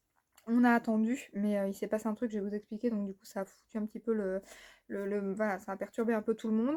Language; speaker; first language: French; native; French